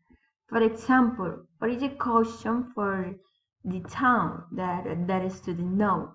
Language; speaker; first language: English; non-native, learner; Spanish